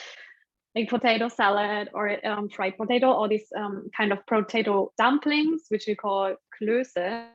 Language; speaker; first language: English; non-native, fluent; German